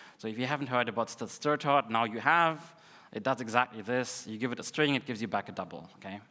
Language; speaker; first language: English; non-native, fluent; Russian